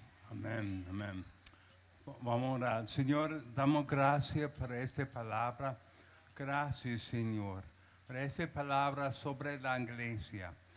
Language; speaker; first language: Spanish; non-native, learner; English